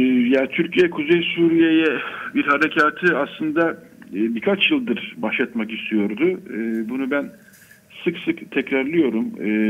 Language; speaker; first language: Turkish; native; Turkish